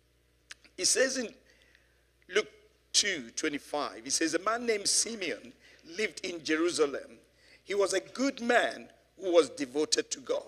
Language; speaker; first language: English; non-native, local second language; Yoruba